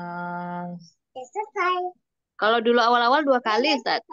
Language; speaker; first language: Malay; native; Malay